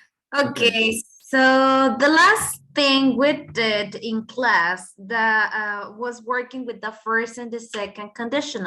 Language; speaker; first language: English; non-native, fluent; Spanish